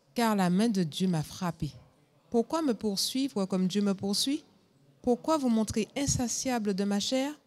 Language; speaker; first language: French; native; French